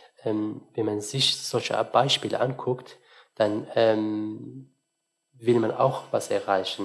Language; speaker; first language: German; non-native, fluent; Arabic